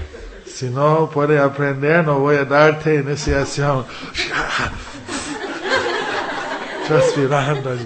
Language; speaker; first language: Spanish; non-native, fluent; English